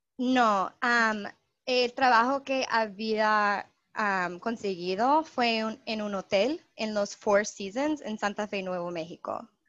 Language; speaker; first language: Spanish; non-native, fluent; English